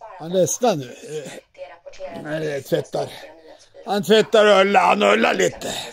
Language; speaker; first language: Swedish; native; Swedish